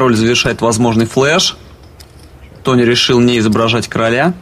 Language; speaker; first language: Russian; native; Russian